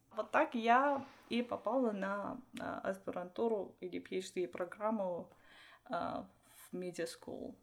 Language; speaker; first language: Russian; non-native, local second language; Armenian